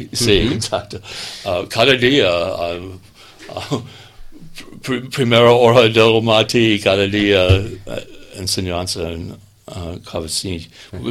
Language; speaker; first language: Catalan; non-native, learner; English